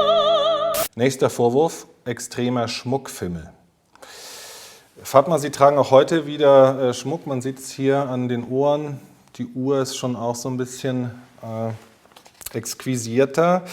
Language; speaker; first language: German; native; German